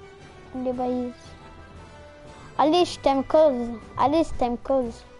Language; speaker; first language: French; native; French